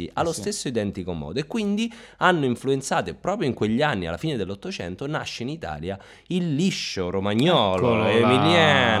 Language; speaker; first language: Italian; native; Italian